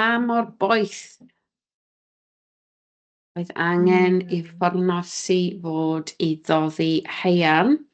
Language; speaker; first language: Welsh; native; Welsh